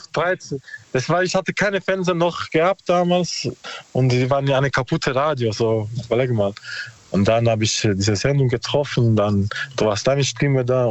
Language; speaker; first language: German; non-native, learner; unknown